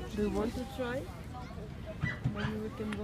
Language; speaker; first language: English; non-native, fluent; Russian